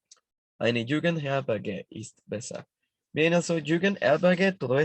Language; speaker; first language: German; non-native, fluent; Spanish